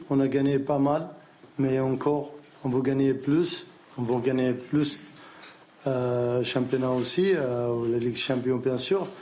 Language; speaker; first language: French; non-native, learner; Arabic